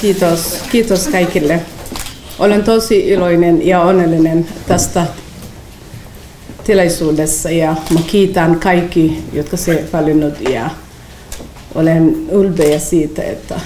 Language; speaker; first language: Finnish; non-native, learner; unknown